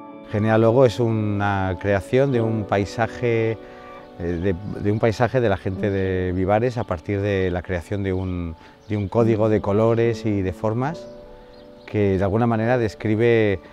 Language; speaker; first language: Spanish; native; Spanish